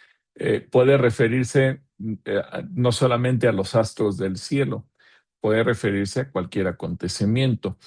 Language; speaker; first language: Spanish; native; Spanish